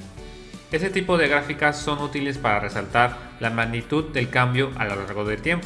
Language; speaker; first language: Spanish; native; Spanish